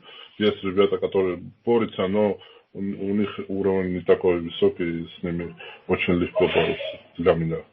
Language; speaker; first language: Russian; non-native, fluent; Georgian